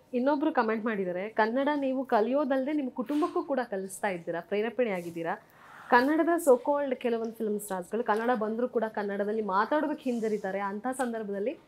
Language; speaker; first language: Kannada; native; Kannada